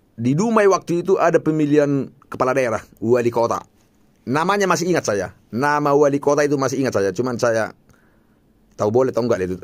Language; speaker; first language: Indonesian; non-native, local second language; Batak Toba